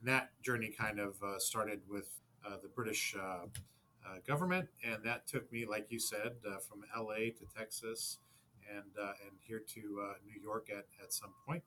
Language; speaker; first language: English; native; English